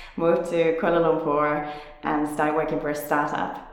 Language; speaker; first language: English; non-native, fluent; Finnish